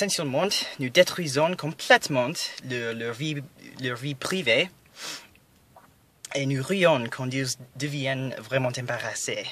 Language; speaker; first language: French; non-native, learner; English